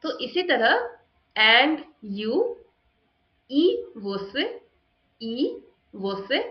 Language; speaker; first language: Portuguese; non-native, fluent; Hindi